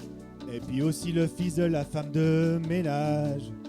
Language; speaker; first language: French; native; French